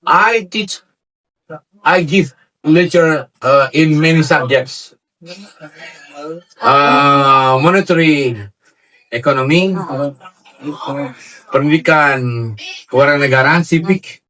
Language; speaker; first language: English; non-native, learner; Indonesian